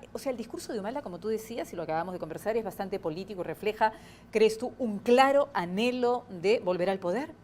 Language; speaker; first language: Spanish; native; Spanish